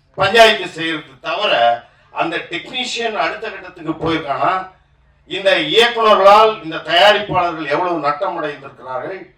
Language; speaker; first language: Tamil; native; Tamil